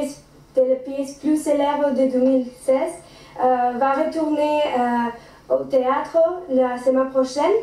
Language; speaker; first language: French; non-native, learner; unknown